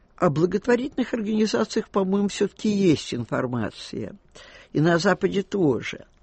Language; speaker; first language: Russian; native; Russian